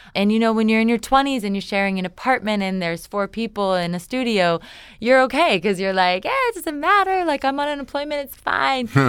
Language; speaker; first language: English; native; English